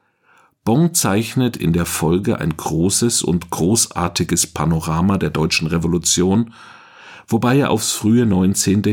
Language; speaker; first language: German; native; German